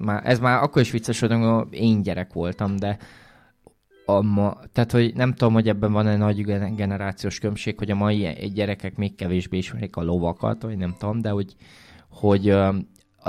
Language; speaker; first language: Hungarian; native; Hungarian